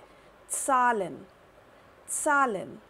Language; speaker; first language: German; non-native, fluent; Hindi